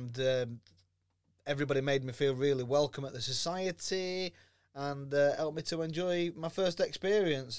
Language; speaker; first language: English; native; English